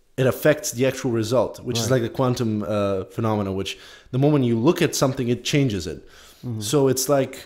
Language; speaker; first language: English; non-native, fluent; Polish